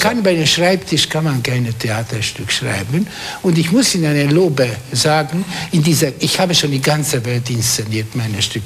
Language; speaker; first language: German; non-native, fluent; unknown